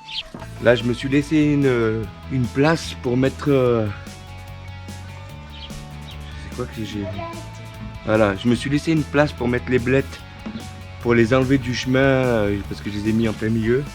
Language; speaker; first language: French; native; French